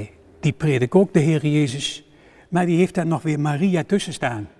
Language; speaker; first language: Dutch; native; Dutch